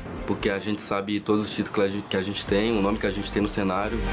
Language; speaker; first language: Portuguese; native; Portuguese